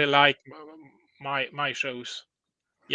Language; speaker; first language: English; non-native, learner; Swedish